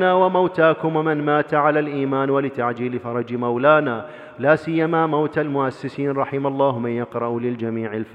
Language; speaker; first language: Arabic; native; Arabic